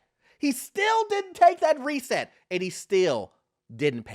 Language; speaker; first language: English; native; English